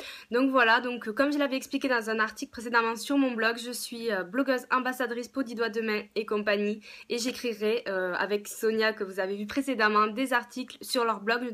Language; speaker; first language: French; native; French